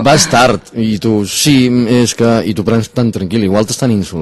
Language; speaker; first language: Catalan; native; Catalan